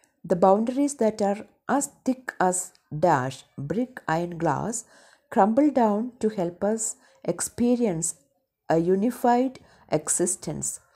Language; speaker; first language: English; non-native, local second language; Malayalam